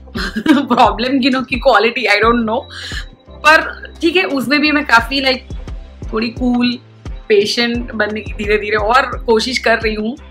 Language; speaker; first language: Hindi; non-native, local second language; Gujarati